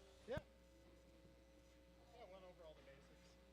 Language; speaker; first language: English; native; English